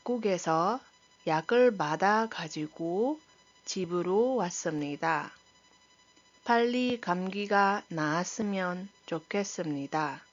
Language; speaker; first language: Korean; non-native, fluent; Iloko